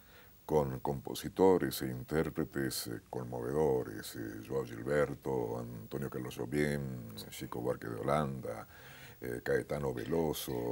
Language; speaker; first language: Spanish; native; Spanish